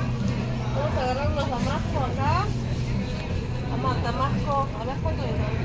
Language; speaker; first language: Spanish; non-native, learner; Thai